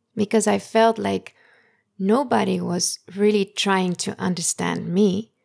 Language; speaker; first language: English; early bilingual, other home language; Persian